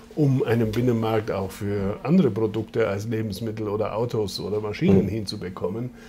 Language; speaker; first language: German; native; German